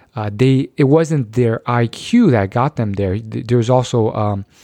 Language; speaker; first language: English; native; English